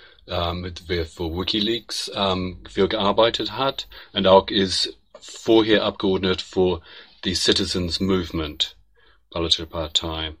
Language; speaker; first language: German; non-native, learner; English